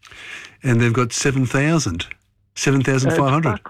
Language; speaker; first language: English; native; English